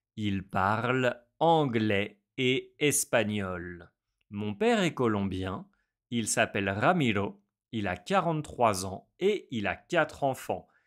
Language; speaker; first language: French; native; French